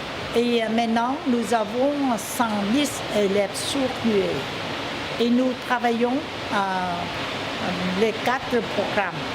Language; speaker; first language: French; non-native, learner; Vietnamese